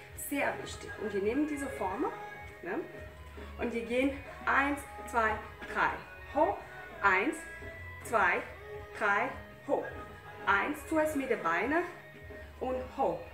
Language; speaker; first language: German; non-native, fluent; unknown